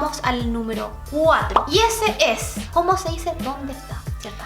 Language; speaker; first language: Spanish; native; Spanish